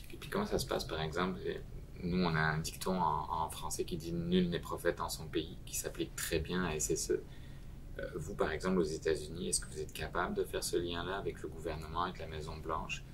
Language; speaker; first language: French; native; French